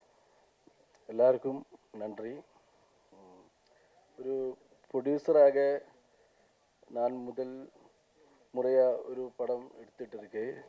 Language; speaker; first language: Tamil; non-native, learner; Malayalam